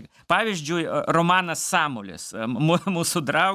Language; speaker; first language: Lithuanian; non-native, learner; Belarusian